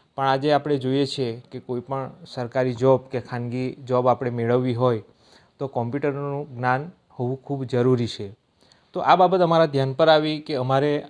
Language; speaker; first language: Gujarati; native; Gujarati